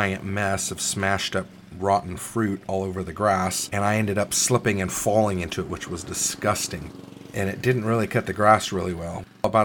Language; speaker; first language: English; native; English